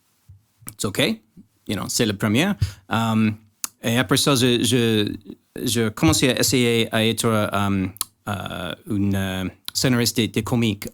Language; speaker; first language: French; non-native, learner; English